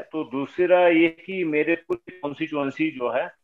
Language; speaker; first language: Hindi; native; Hindi